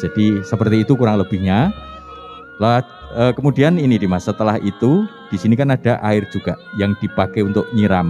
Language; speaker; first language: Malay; non-native, local second language; Javanese